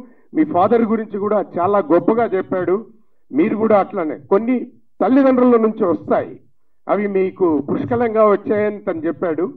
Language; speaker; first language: Telugu; native; Telugu